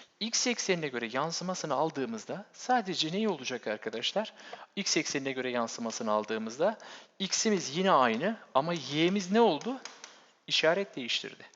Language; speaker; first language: Turkish; native; Turkish